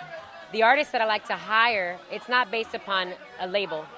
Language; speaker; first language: English; native; English